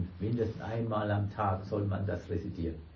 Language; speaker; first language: German; non-native, fluent; Sinhala